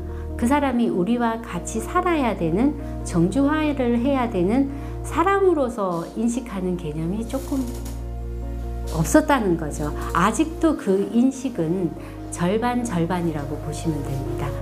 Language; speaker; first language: Korean; native; Korean